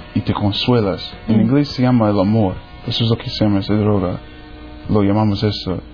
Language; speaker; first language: Spanish; non-native, fluent; English